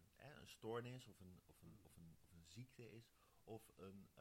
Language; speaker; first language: Dutch; native; Dutch